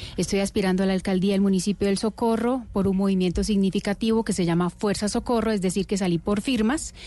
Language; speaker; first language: Spanish; native; Spanish